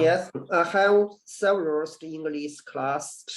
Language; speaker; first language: English; non-native, learner; Chinese